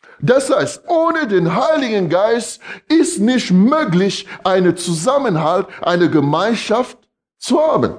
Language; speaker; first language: German; non-native, fluent; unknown